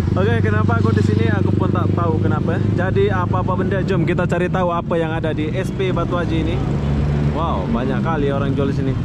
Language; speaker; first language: Indonesian; native; Indonesian